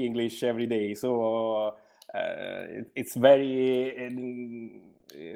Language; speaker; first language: English; non-native, learner; Italian